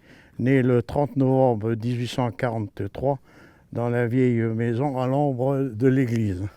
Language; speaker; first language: French; native; French